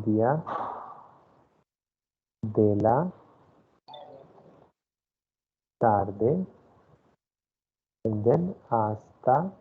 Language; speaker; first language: Spanish; non-native, fluent; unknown